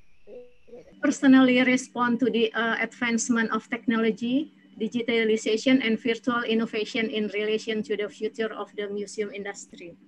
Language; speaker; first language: English; non-native, fluent; Indonesian